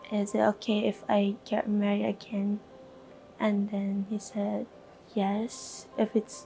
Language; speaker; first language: English; non-native, local second language; Iloko